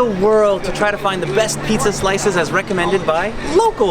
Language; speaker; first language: English; native; English